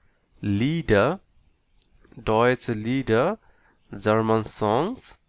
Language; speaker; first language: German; non-native, learner; Bangla